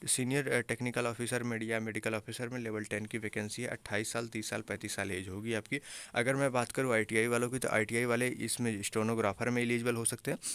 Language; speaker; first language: Hindi; native; Hindi